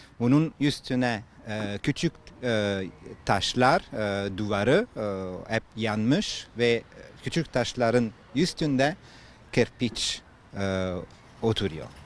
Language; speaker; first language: Turkish; non-native, learner; Italian